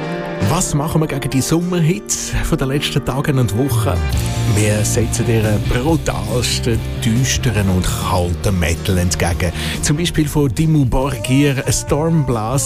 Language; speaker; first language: German; native; German